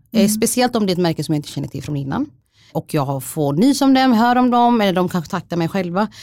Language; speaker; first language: Swedish; early bilingual, other home language; Somali